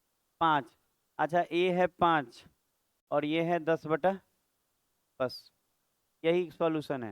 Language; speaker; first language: Hindi; native; Hindi